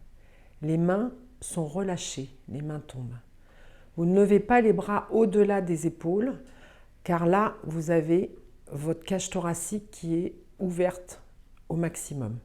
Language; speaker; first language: French; native; French